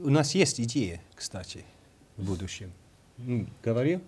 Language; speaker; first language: Russian; non-native, learner; English